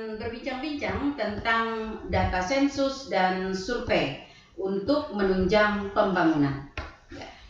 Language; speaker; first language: Indonesian; native; Indonesian